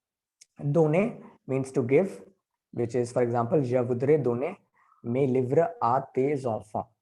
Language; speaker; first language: French; non-native, learner; Hindi